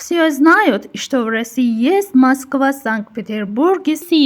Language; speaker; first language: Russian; non-native, fluent; Persian